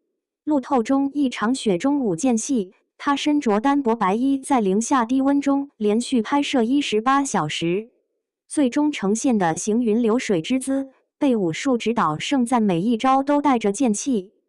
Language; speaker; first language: Chinese; native; Chinese